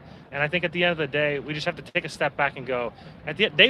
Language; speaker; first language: English; native; English